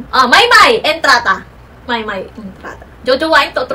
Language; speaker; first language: Korean; non-native, learner; Filipino